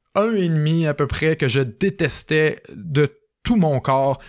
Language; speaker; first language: French; native; French